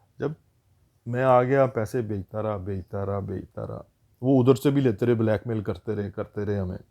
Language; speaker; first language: Urdu; native; Urdu